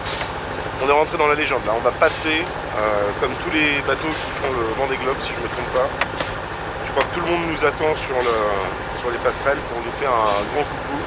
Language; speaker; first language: French; native; French